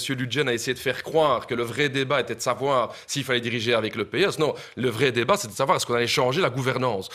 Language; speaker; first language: French; native; French